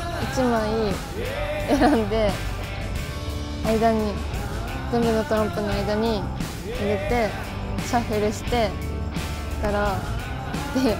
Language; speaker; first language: Japanese; native; Japanese